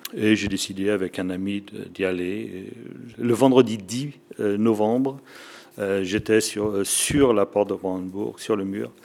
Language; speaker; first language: French; native; French